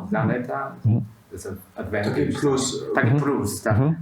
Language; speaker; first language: Polish; non-native, learner; Chinese